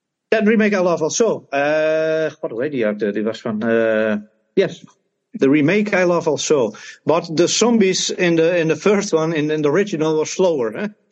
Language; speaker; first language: English; non-native, learner; Dutch